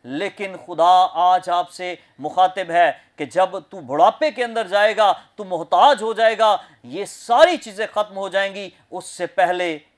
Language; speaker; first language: Urdu; non-native, local second language; Punjabi